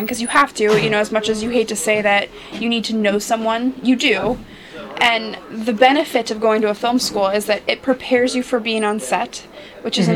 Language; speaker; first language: English; native; English